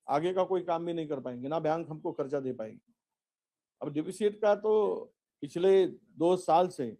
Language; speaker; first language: Hindi; non-native, local second language; Marathi